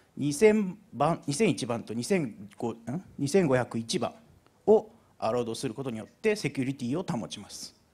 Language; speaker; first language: Japanese; native; Japanese